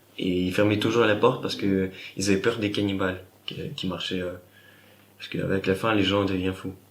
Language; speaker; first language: French; non-native, fluent; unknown